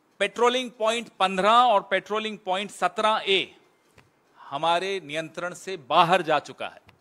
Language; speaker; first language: Hindi; native; Hindi